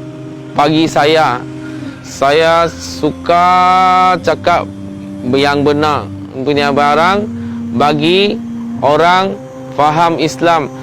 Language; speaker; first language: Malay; non-native, local second language; Chinese